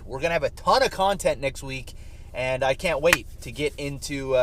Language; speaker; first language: English; native; English